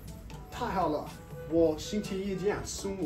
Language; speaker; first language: Chinese; non-native, learner; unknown